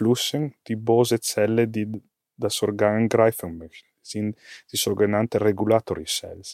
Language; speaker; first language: German; non-native, fluent; Italian